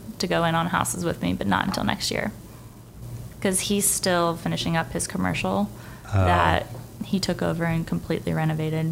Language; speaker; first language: English; native; English